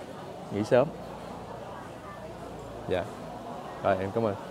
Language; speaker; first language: Vietnamese; native; Vietnamese